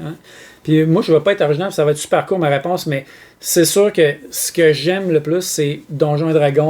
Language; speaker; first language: French; native; French